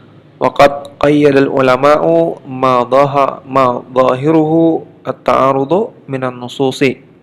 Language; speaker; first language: Arabic; non-native, fluent; Indonesian